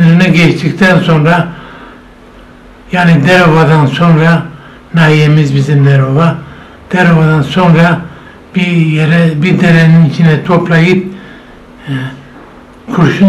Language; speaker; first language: Turkish; non-native, local second language; Zaza